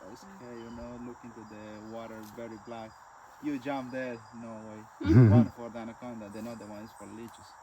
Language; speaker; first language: English; non-native, local second language; Spanish